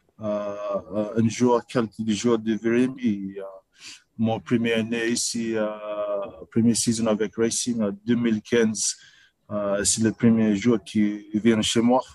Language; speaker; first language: French; non-native, learner; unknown